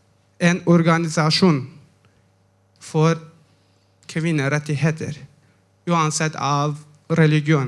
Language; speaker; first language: Norwegian; non-native, fluent; Persian